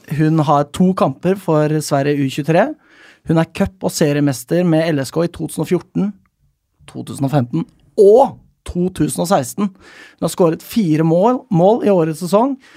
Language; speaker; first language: Norwegian; native; Norwegian